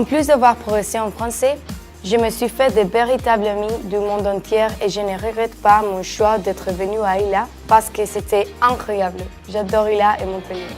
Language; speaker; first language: French; non-native, fluent; Spanish